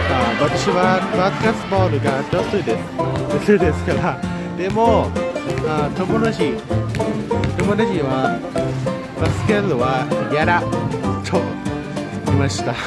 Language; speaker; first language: Japanese; non-native, learner; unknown